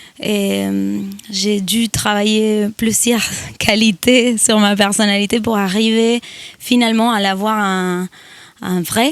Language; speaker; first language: French; non-native, fluent; Spanish